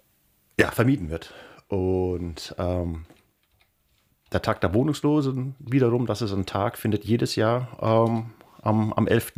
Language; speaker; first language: German; native; German